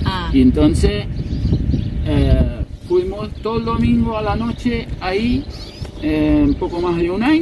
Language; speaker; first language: Spanish; non-native, local second language; Plautdietsch